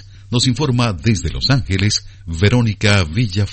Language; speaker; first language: Spanish; native; Spanish